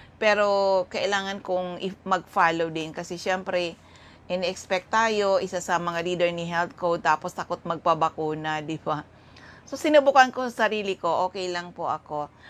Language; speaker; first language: Filipino; non-native, local second language; Bikol